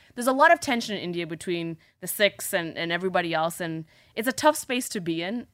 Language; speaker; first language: English; native; English